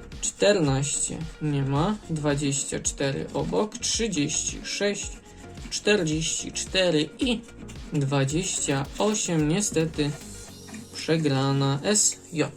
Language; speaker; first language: Polish; native; Polish